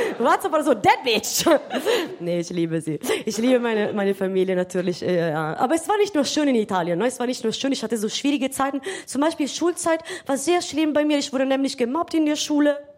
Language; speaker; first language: German; non-native, fluent; Italian